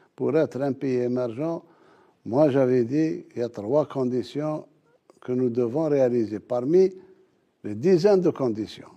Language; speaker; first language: French; non-native, local second language; Arabic